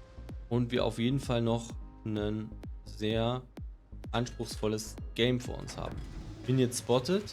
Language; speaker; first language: German; native; German